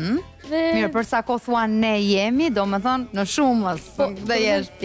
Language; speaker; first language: Albanian; native; Albanian